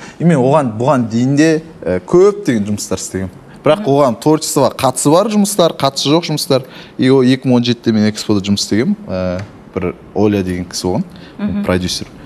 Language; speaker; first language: Kazakh; native; Kazakh